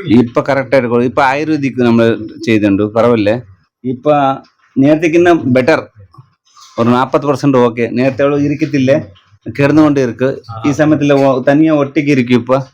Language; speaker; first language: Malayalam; non-native, learner; Kannada